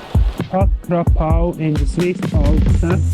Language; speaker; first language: English; non-native, fluent; German